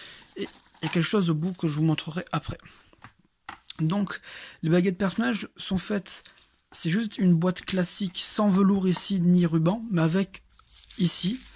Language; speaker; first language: French; native; French